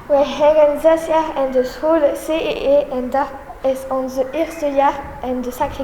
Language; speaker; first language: Dutch; non-native, local second language; French